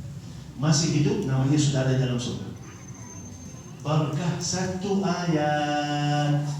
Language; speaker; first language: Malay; non-native, fluent; Arabic